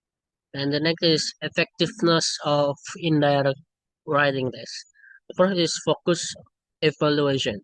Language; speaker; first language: English; non-native, learner; Indonesian